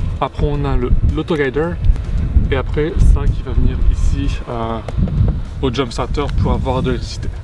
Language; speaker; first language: French; native; French